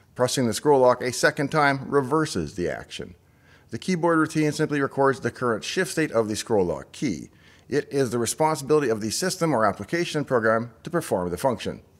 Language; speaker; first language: English; native; English